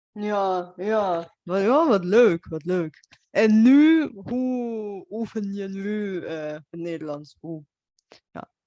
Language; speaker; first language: Dutch; non-native, fluent; Bulgarian